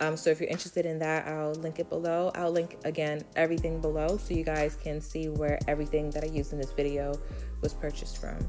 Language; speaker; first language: English; native; English